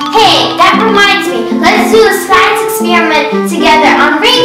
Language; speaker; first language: English; non-native, fluent; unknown